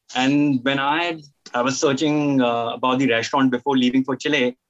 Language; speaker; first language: English; non-native, local second language; Hindi